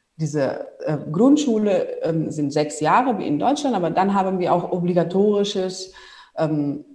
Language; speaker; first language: German; non-native, fluent; Spanish